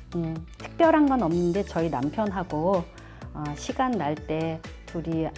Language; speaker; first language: Korean; native; Korean